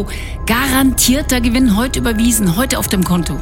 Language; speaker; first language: German; native; German